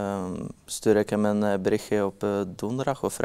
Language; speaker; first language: Dutch; non-native, learner; Norwegian